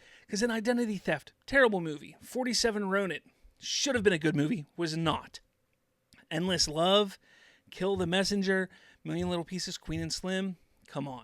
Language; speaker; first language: English; native; English